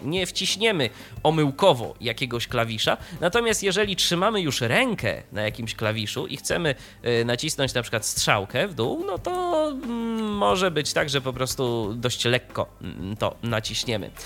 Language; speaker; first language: Polish; native; Polish